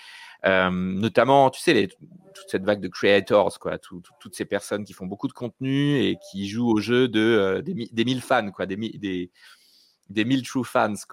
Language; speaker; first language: French; native; French